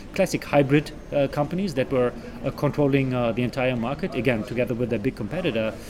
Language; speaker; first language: English; non-native, fluent; German